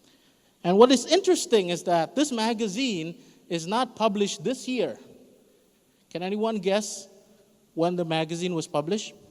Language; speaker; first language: English; non-native, fluent; Indonesian